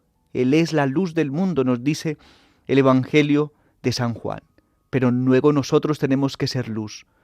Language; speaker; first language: Spanish; native; Spanish